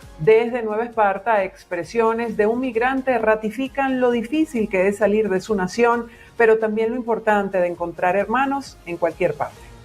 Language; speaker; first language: Spanish; native; Spanish